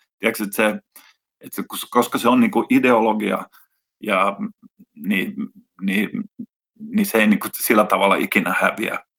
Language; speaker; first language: Finnish; native; Finnish